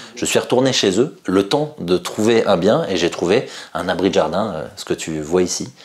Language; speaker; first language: French; native; French